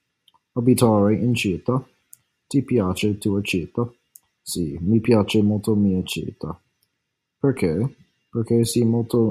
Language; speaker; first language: Italian; non-native, learner; English